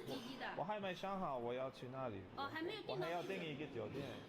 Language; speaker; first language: Chinese; non-native, learner; English